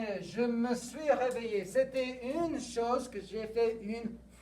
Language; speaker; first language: French; non-native, fluent; English